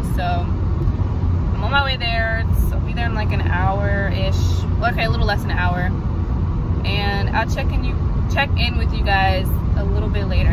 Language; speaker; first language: English; native; English